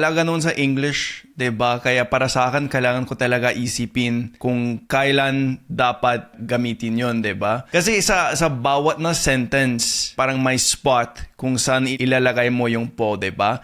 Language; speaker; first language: Filipino; non-native, fluent; English